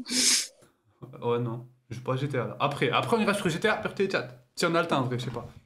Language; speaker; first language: French; native; French